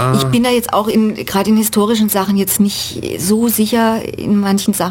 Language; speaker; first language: German; native; German